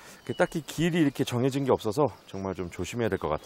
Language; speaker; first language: Korean; native; Korean